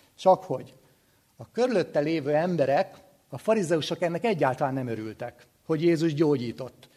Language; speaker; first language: Hungarian; native; Hungarian